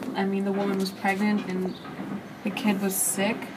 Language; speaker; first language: English; early bilingual, other home language; German